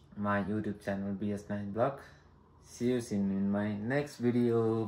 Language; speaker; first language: English; non-native, local second language; Nepali